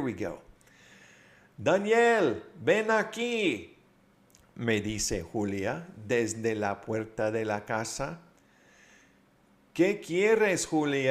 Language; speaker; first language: Spanish; non-native, fluent; English